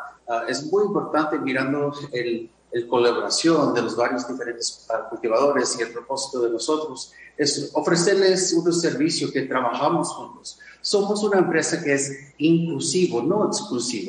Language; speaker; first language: Spanish; non-native, fluent; English